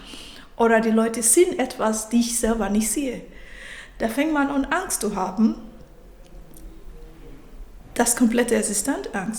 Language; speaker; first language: German; non-native, fluent; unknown